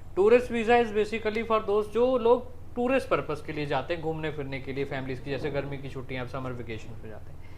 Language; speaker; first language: Hindi; non-native, local second language; Punjabi